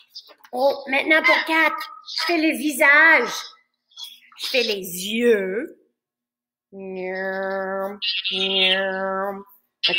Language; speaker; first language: French; non-native, fluent; English